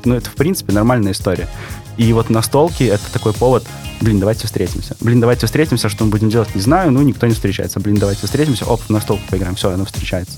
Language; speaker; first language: Russian; native; Russian